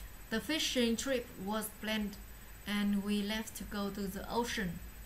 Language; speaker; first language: English; non-native, learner; Vietnamese